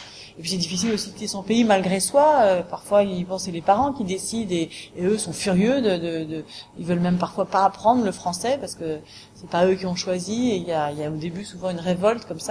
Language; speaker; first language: French; native; French